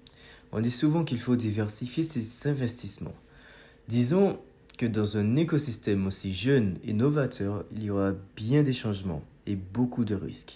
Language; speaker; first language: French; native; French